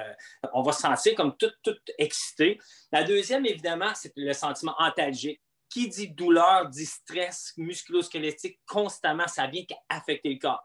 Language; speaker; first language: French; native; French